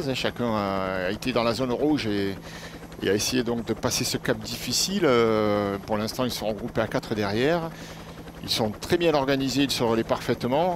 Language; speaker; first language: French; native; French